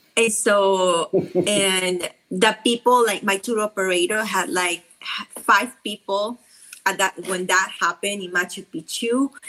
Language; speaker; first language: English; non-native, fluent; Spanish